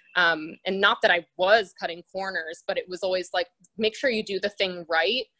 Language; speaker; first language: English; native; English